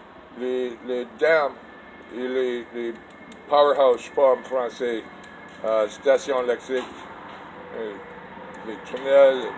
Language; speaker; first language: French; non-native, learner; English